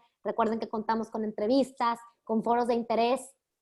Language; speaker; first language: Spanish; native; Spanish